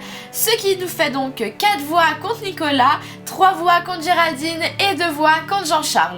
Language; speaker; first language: French; native; French